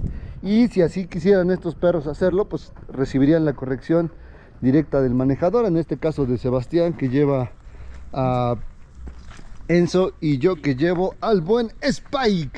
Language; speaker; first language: Spanish; native; Spanish